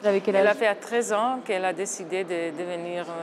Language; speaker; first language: French; non-native, fluent; Hebrew